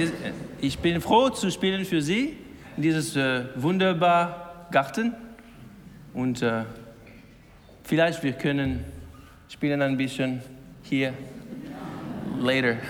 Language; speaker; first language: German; non-native, learner; English